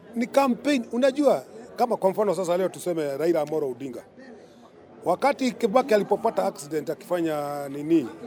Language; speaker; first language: Swahili; non-native, local second language; Kikuyu